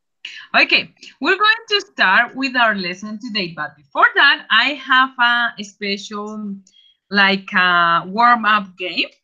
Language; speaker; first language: English; non-native, fluent; Spanish